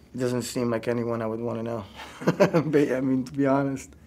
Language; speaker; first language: English; native; English